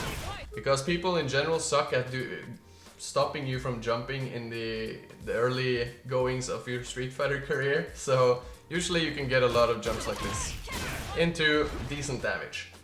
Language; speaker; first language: English; non-native, fluent; Norwegian